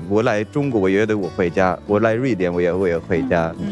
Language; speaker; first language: Chinese; non-native, fluent; Swedish